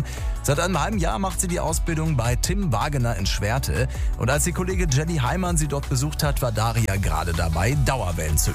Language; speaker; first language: German; native; German